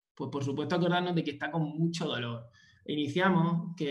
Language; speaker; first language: Spanish; native; Spanish